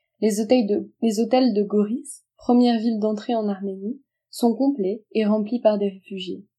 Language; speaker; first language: French; native; French